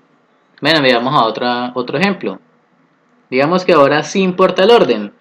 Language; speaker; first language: Spanish; native; Spanish